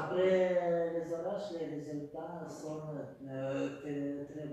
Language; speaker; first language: French; non-native, fluent; Russian